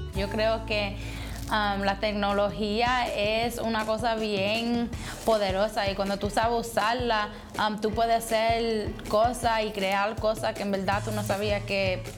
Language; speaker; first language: Spanish; early bilingual, heritage; Spanish